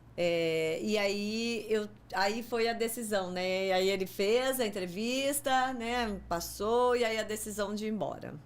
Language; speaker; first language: Portuguese; native; Portuguese